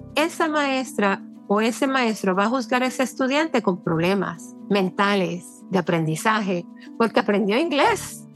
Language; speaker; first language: Spanish; native; Spanish